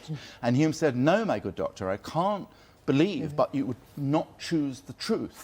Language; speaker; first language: English; native; English